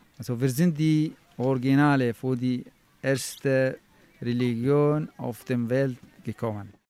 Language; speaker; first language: German; non-native, learner; Kurdish